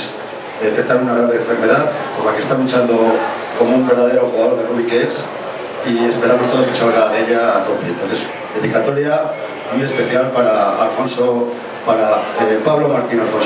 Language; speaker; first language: Spanish; native; Spanish